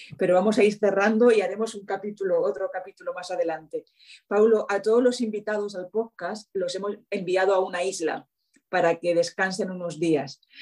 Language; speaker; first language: Spanish; native; Spanish